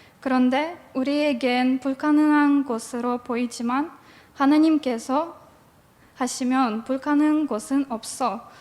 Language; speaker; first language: Korean; non-native, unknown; Russian